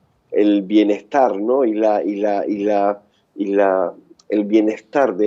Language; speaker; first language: Spanish; native; Spanish